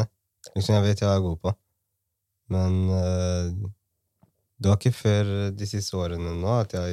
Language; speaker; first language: Norwegian; early bilingual, other home language; Somali